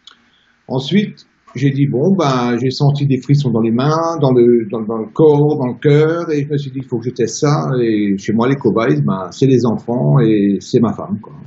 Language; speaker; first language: French; native; French